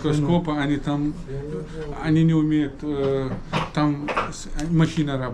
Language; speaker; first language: Russian; non-native, learner; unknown